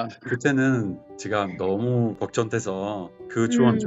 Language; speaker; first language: Korean; non-native, fluent; Italian